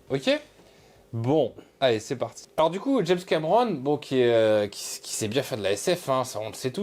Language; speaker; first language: French; native; French